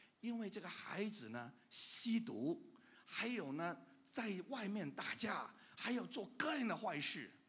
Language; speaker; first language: Chinese; non-native, local second language; Cantonese